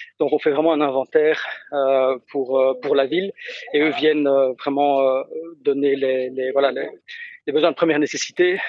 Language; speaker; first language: French; native; French